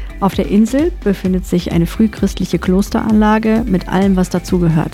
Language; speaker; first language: German; native; German